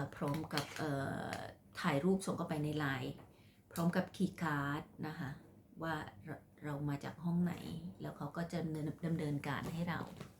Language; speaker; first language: Thai; non-native, local second language; Khmer